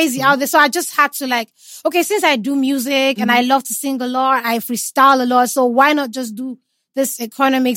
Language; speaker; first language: English; non-native, local second language; Igbo